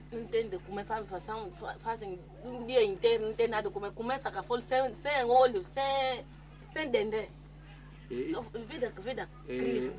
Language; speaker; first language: Portuguese; non-native, local second language; Kongo